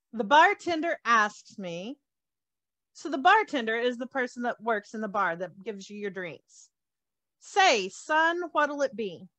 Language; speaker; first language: English; native; English